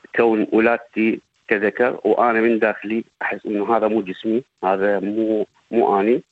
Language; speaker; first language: Arabic; native; Arabic